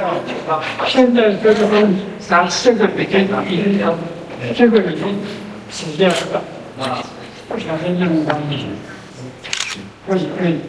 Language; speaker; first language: Chinese; non-native, local second language; Min Nan Chinese